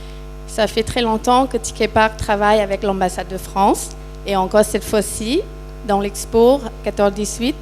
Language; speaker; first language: French; non-native, fluent; Thai